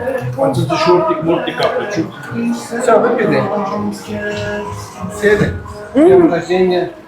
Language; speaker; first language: Russian; non-native, fluent; Armenian